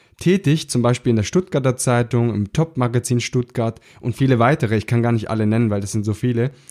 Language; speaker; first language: German; early bilingual, other home language; Italian